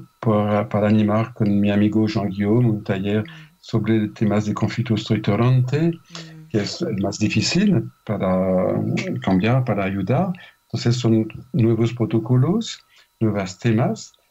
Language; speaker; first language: Spanish; non-native, fluent; French